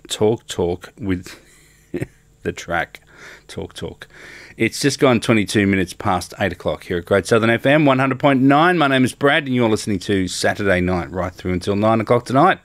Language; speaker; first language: English; native; English